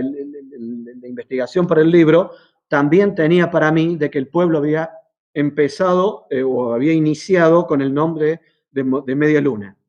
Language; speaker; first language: Spanish; native; Spanish